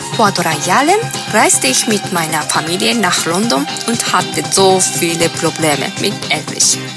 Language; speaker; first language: German; non-native, fluent; Japanese